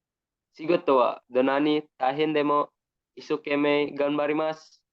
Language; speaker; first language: Japanese; non-native, learner; Indonesian